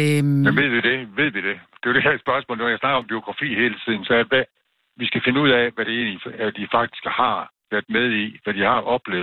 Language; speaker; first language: Danish; native; Danish